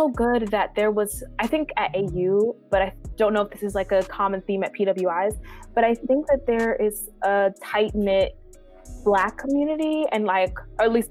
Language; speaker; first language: English; native; English